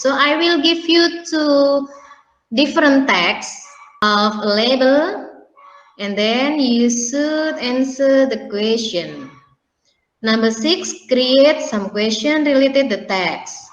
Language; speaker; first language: English; non-native, learner; Indonesian